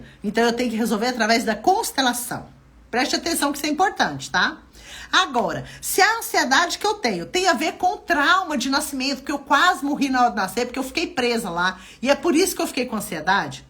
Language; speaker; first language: Portuguese; native; Portuguese